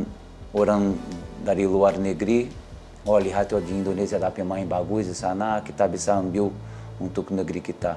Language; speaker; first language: Indonesian; non-native, learner; Portuguese